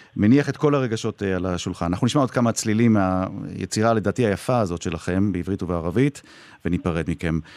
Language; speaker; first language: Hebrew; native; Hebrew